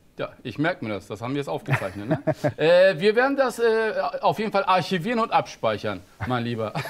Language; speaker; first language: German; native; German